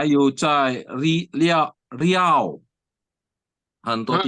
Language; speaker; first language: Chinese; non-native, learner; Indonesian